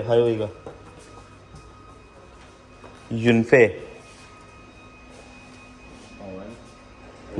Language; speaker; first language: Chinese; non-native, learner; Urdu